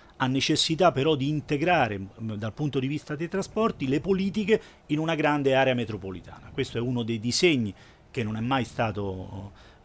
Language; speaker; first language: Italian; native; Italian